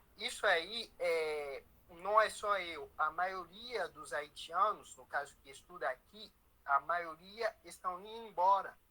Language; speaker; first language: Portuguese; non-native, fluent; Haitian Creole